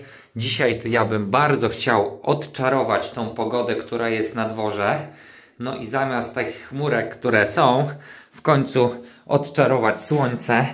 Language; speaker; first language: Polish; native; Polish